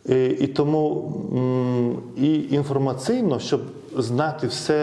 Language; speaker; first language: Ukrainian; non-native, fluent; Lithuanian